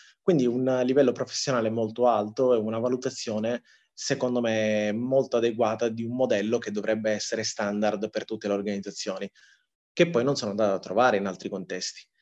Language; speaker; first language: Italian; early bilingual, other home language; Tigrinya